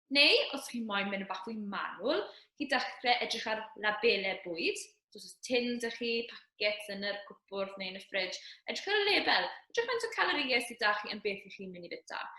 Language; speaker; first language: Welsh; native; Welsh